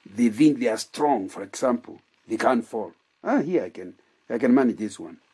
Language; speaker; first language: English; non-native, local second language; Kikuyu